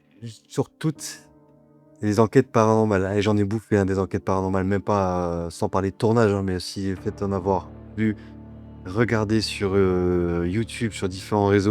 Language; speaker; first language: French; native; French